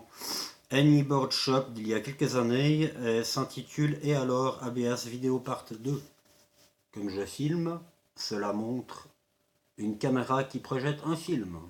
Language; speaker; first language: French; native; French